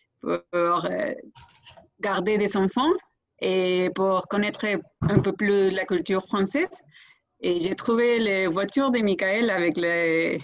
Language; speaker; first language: French; non-native, fluent; Spanish